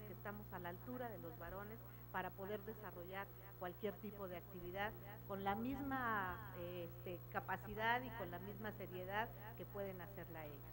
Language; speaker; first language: Spanish; native; Spanish